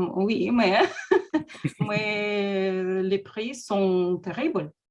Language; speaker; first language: French; non-native, learner; Russian